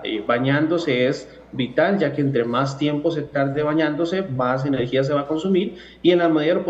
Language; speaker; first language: Spanish; native; Spanish